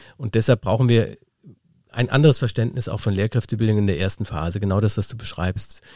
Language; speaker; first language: German; native; German